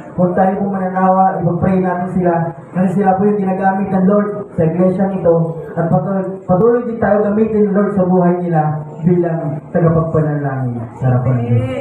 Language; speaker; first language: Filipino; native; Filipino